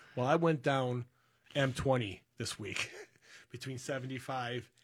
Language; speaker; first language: English; native; English